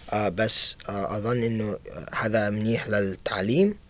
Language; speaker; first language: Arabic; non-native, learner; English